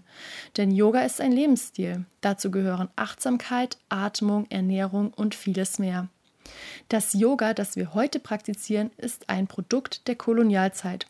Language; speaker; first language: German; native; German